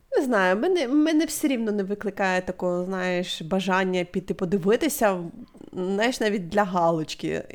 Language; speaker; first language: Ukrainian; non-native, local second language; Russian